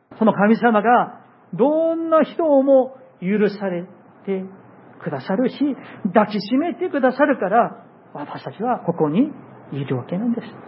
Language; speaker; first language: Japanese; non-native, fluent; Korean